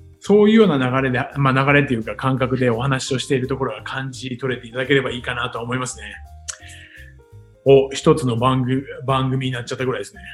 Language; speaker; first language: Japanese; native; Japanese